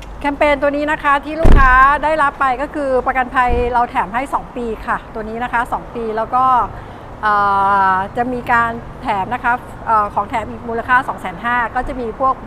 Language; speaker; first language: Thai; native; Thai